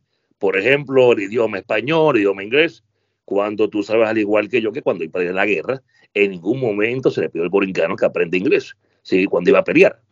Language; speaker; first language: Spanish; native; Spanish